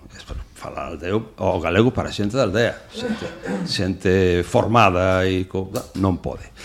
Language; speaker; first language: Galician; non-native, local second language; Spanish